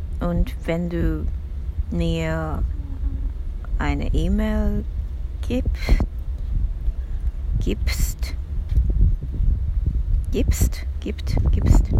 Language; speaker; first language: German; non-native, learner; Japanese